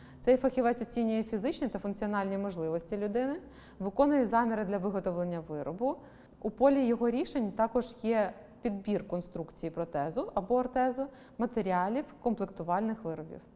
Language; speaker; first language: Ukrainian; native; Ukrainian